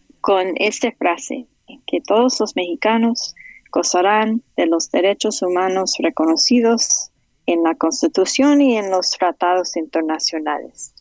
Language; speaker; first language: Spanish; non-native, fluent; English